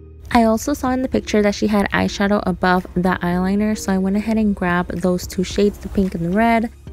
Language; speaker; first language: English; early bilingual, other home language; Spanish